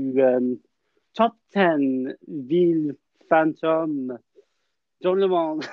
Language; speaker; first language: French; non-native, learner; English